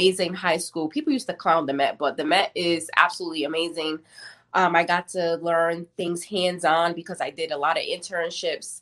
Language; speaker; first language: English; native; English